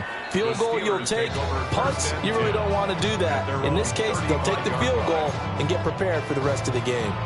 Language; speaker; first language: English; native; English